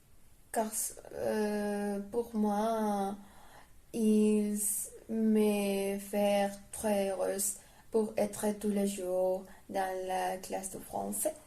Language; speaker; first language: French; non-native, learner; Spanish